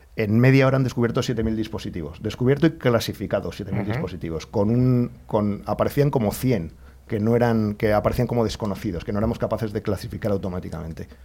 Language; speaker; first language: Spanish; native; Spanish